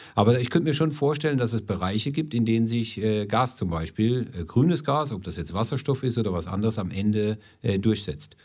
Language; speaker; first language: German; native; German